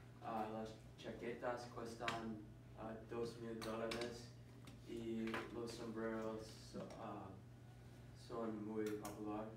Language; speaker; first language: Spanish; non-native, learner; English